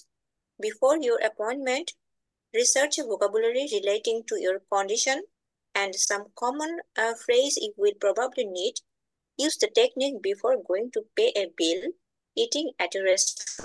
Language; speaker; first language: English; non-native, learner; Bangla